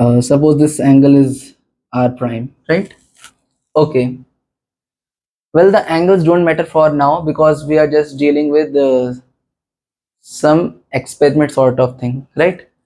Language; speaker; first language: English; non-native, local second language; Hindi